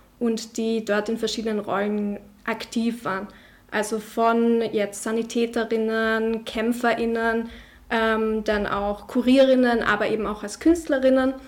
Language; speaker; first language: German; non-native, local second language; Slovenian